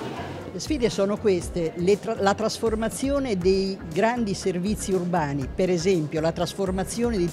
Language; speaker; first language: Italian; native; Italian